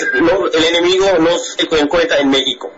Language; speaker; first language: Spanish; non-native, fluent; English